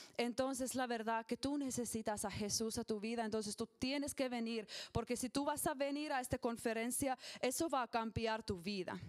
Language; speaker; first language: Spanish; non-native, learner; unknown